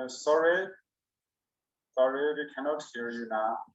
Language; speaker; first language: English; non-native, learner; Chinese